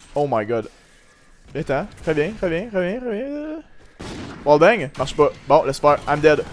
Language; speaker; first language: French; native; French